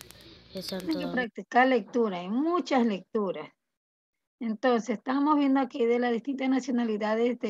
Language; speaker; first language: Spanish; native; Spanish